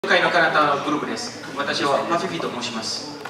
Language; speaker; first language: Japanese; non-native, learner; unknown